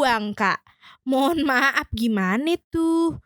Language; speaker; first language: Indonesian; native; Indonesian